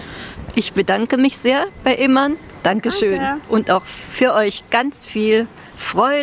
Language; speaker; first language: German; non-native, fluent; Arabic